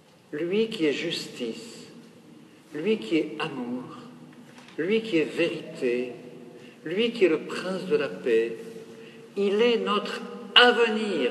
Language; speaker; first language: French; native; French